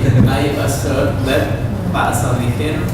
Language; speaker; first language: English; non-native, learner; Indonesian